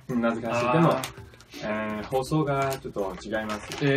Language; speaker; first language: Japanese; non-native, learner; Chinese